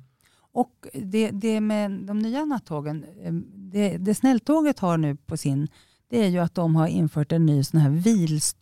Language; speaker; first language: Swedish; native; Swedish